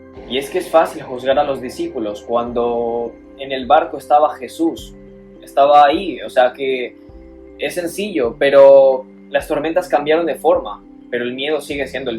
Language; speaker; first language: Spanish; native; Spanish